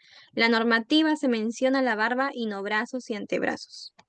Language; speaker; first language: Spanish; native; Spanish